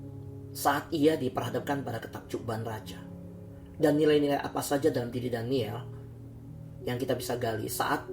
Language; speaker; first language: Indonesian; native; Indonesian